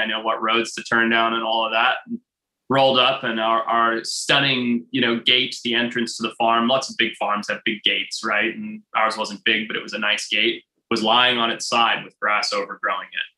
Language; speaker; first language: English; native; English